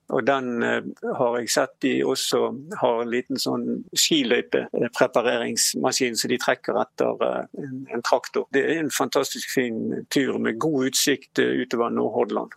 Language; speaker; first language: Norwegian; native; Norwegian